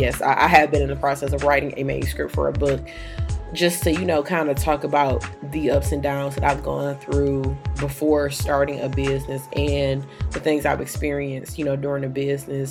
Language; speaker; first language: English; native; English